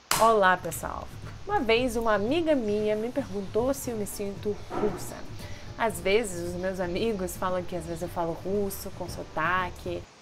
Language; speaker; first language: Portuguese; non-native, fluent; Russian